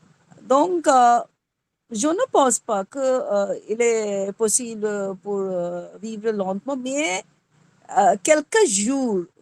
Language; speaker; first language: French; non-native, learner; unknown